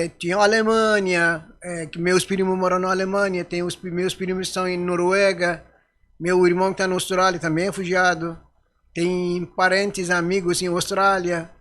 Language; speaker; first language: Portuguese; non-native, fluent; Persian